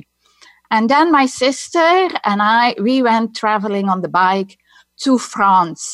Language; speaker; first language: English; non-native, fluent; Dutch